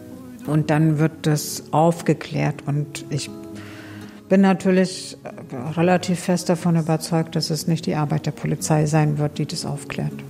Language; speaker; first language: German; native; German